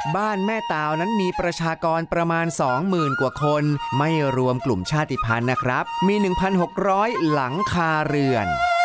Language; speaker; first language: Thai; native; Thai